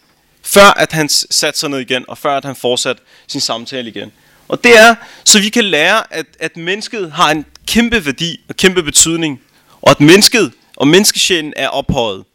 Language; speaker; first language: Danish; early bilingual, other home language; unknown